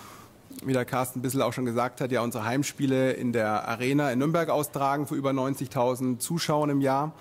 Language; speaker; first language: German; native; German